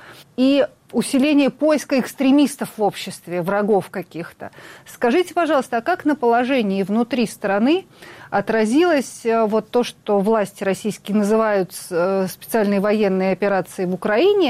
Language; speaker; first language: Russian; native; Russian